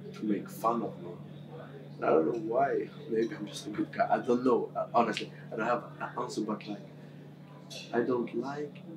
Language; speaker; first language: English; non-native, fluent; Swedish